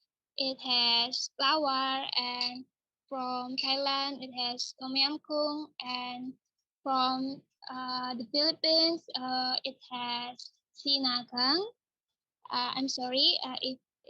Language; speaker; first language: English; non-native, learner; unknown